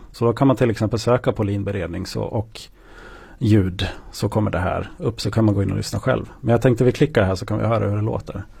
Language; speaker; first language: Swedish; native; Swedish